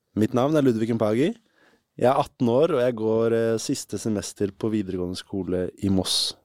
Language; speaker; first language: Norwegian; native; Norwegian